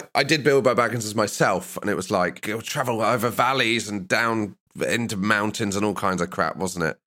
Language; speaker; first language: English; native; English